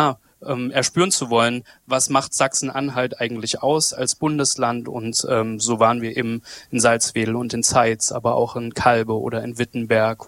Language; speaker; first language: German; native; German